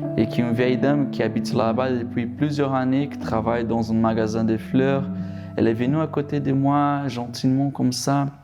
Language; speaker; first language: French; non-native, fluent; Portuguese